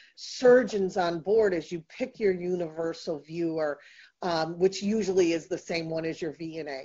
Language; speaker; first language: English; native; English